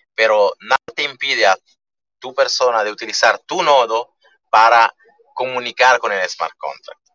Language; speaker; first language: Spanish; early bilingual, other home language; Italian